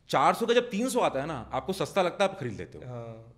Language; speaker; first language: Hindi; non-native, local second language; Marwari